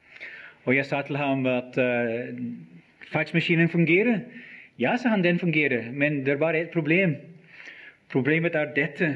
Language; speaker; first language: Swedish; non-native, learner; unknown